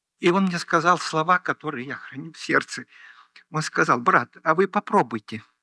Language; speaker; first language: Russian; native; Russian